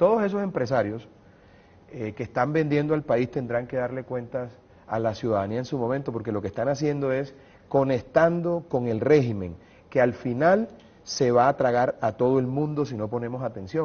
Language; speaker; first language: Spanish; native; Spanish